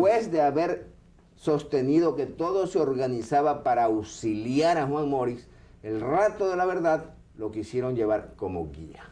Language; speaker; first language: Spanish; native; Spanish